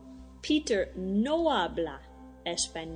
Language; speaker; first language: Spanish; non-native, fluent; English